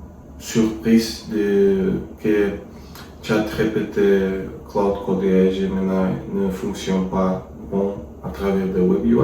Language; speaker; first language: French; non-native, learner; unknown